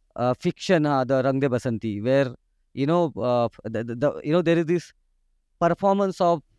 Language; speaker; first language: English; non-native, local second language; Marathi